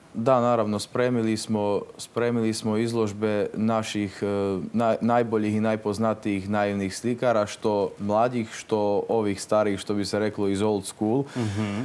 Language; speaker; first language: Croatian; non-native, local second language; Slovak